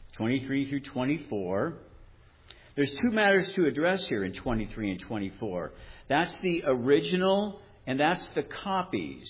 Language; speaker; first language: English; native; English